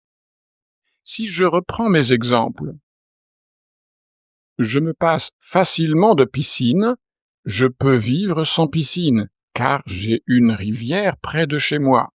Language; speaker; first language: French; native; French